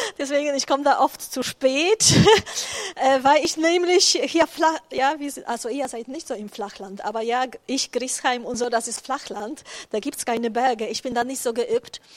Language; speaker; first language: German; non-native, fluent; Polish